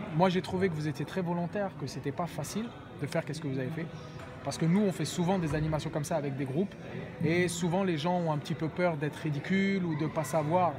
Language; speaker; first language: French; native; French